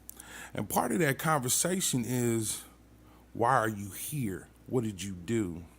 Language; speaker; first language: English; native; English